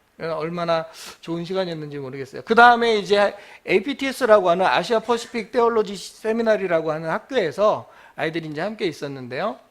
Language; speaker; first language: Korean; native; Korean